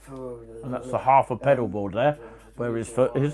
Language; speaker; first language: English; native; English